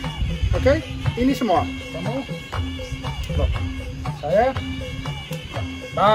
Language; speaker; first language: Indonesian; non-native, learner; Dutch